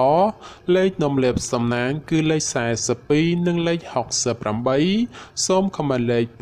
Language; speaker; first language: Khmer; native; Khmer